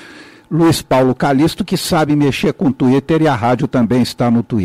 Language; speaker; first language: Portuguese; native; Portuguese